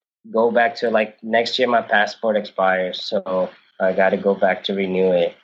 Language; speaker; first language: English; early bilingual, other home language; Malayalam